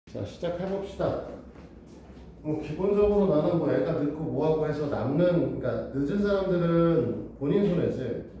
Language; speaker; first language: Korean; native; Korean